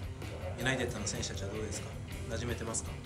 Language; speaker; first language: Japanese; native; Japanese